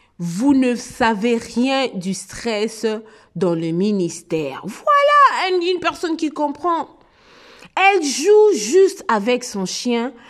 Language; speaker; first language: French; non-native, local second language; Lingala